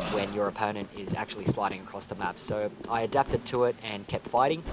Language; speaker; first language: English; native; English